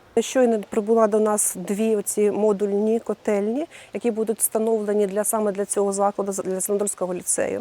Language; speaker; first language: Ukrainian; native; Ukrainian